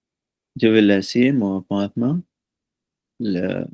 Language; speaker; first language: French; non-native, learner; Punjabi